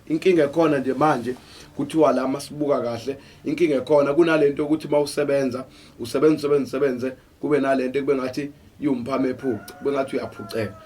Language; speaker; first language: Zulu; native; Zulu